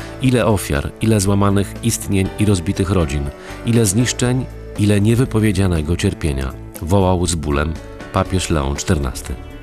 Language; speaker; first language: Polish; native; Polish